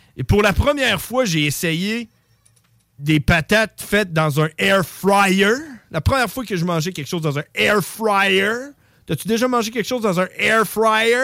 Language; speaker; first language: French; native; French